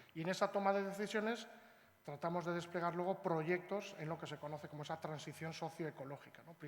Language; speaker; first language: Spanish; native; Spanish